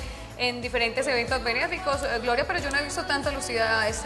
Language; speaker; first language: Spanish; native; Spanish